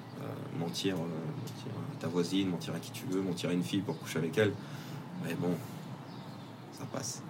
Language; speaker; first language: French; native; French